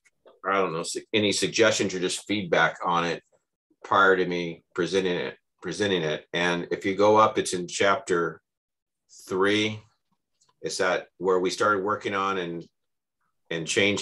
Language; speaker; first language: English; native; English